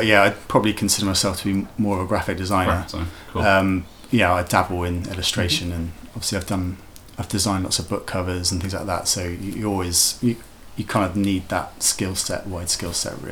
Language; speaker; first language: English; native; English